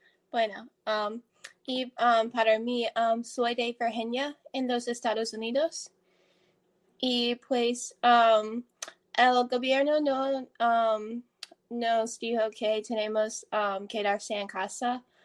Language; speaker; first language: Spanish; non-native, learner; English